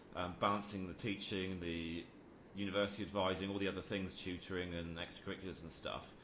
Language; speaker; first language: English; native; English